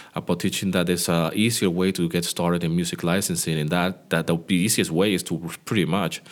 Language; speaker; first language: English; non-native, fluent; Greek